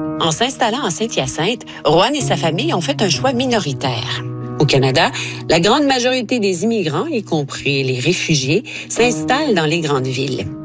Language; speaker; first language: French; native; French